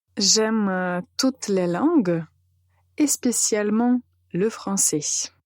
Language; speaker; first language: French; non-native, fluent; Serbian